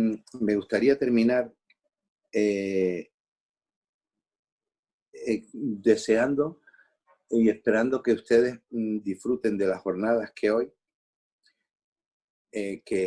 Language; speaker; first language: Spanish; native; Spanish